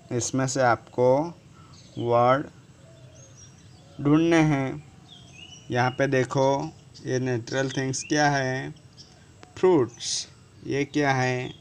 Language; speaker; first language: Hindi; non-native, local second language; Gujarati